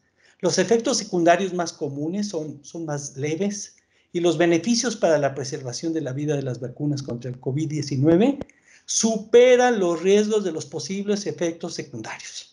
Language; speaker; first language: Spanish; native; Spanish